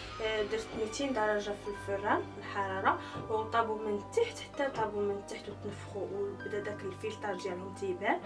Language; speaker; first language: Arabic; native; Arabic